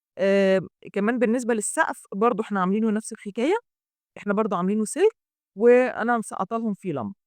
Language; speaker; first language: Egyptian Arabic; native; Egyptian Arabic